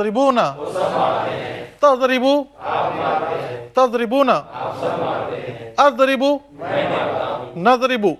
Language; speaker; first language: Arabic; non-native, fluent; Urdu